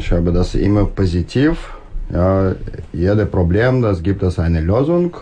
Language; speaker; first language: German; non-native, learner; Russian